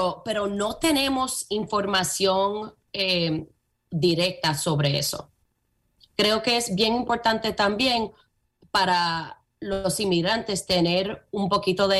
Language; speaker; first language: Spanish; early bilingual, heritage; Spanish